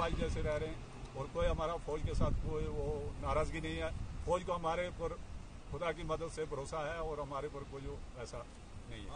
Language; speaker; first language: Urdu; non-native, local second language; Kashmiri